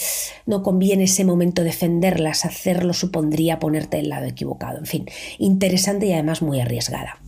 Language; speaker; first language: Spanish; native; Spanish